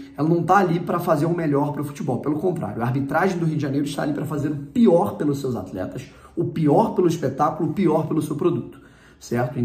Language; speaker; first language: Portuguese; native; Portuguese